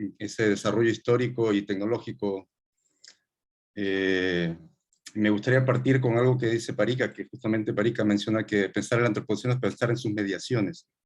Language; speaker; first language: Spanish; native; Spanish